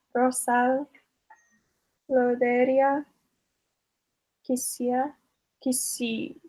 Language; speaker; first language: Spanish; non-native, learner; English